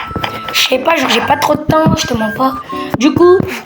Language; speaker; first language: French; native; French